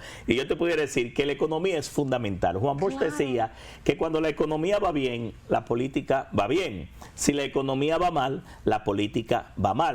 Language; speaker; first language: Spanish; native; Spanish